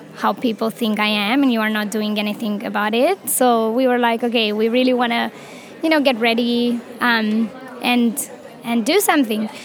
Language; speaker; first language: English; non-native, fluent; Romanian